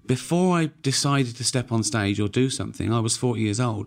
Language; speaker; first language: English; native; English